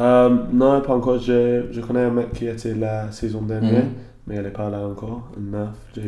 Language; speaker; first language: French; non-native, learner; English